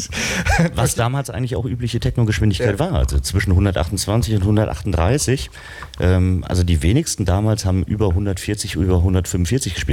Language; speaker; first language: German; native; German